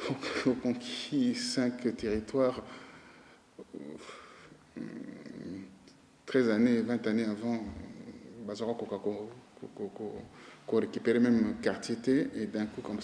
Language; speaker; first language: French; non-native, local second language; Lingala